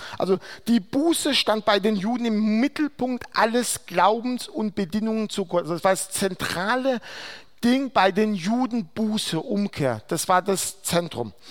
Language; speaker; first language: German; non-native, fluent; Aramaic